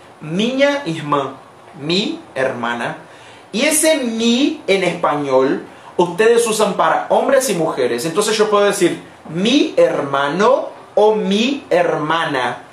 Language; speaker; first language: Spanish; non-native, fluent; Portuguese